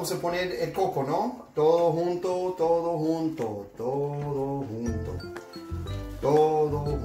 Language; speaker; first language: Spanish; early bilingual, heritage; Spanish